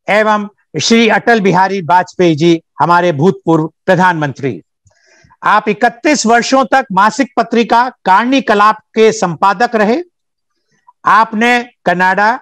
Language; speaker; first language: Hindi; native; Hindi